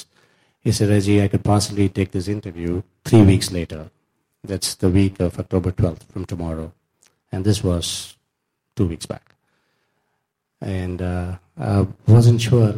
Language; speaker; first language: English; non-native, local second language; Tamil